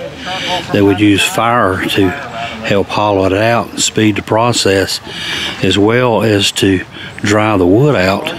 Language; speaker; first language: English; native; English